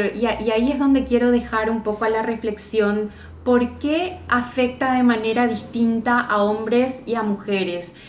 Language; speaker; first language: Spanish; native; Spanish